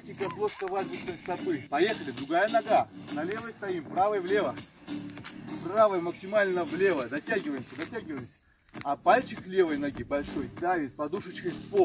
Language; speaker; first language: Russian; native; Russian